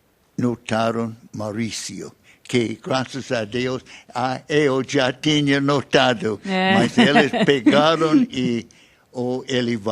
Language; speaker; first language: Portuguese; non-native, fluent; English